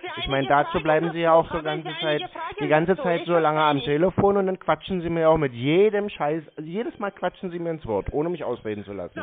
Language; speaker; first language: German; native; German